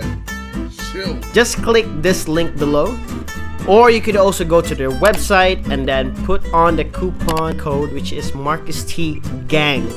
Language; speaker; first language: English; non-native, local second language; Filipino